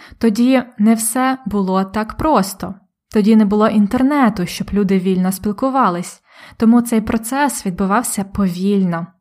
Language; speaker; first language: Ukrainian; native; Ukrainian